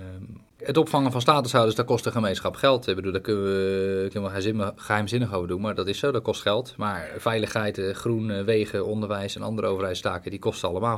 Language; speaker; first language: Dutch; native; Dutch